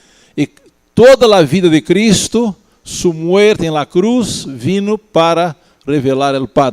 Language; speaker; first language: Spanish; non-native, learner; Portuguese